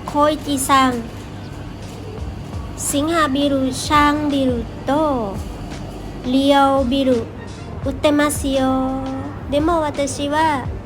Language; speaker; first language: Japanese; non-native, learner; Thai